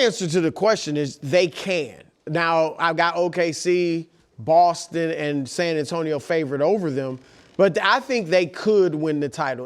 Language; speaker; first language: English; native; English